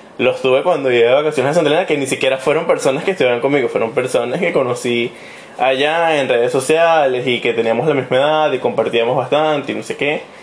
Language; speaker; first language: Spanish; native; Spanish